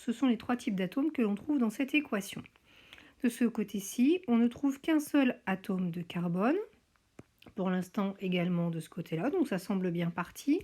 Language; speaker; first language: French; native; French